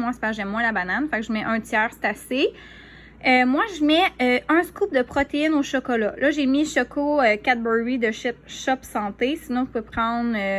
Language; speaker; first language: French; native; French